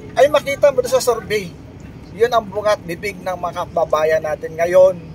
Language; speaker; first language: Filipino; native; Filipino